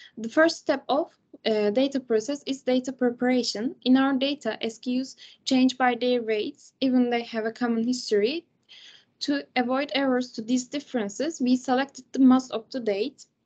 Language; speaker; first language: English; non-native, fluent; Turkish